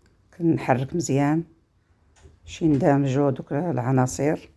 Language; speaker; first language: Arabic; native; Arabic